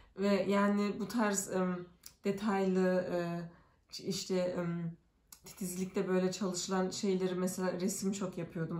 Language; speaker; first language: Turkish; early bilingual, heritage; Turkish